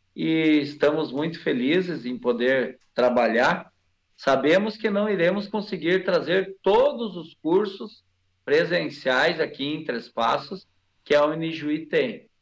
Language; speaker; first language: Portuguese; native; Portuguese